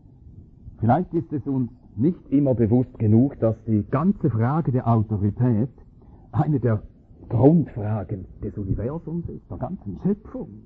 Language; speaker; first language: German; native; German